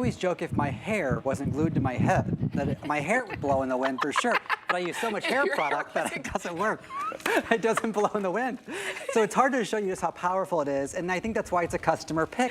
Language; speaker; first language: English; native; English